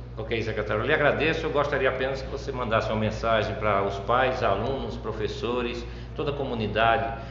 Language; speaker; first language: Portuguese; native; Portuguese